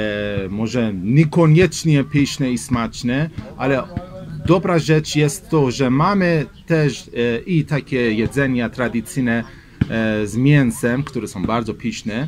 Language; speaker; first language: Polish; non-native, learner; Persian